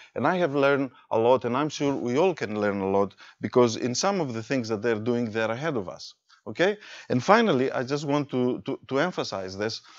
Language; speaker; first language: English; non-native, fluent; Greek